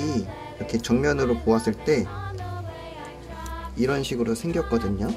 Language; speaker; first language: Korean; native; Korean